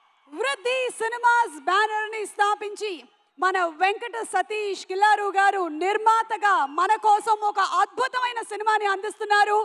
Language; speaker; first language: Telugu; native; Telugu